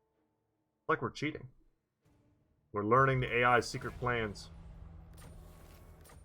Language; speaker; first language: English; native; English